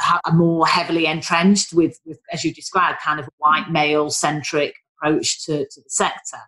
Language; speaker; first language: English; native; English